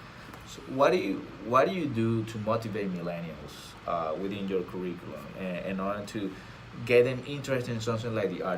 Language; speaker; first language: English; non-native, fluent; Spanish